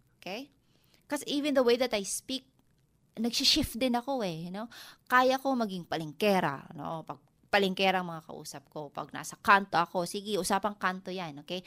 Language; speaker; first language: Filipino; non-native, local second language; Waray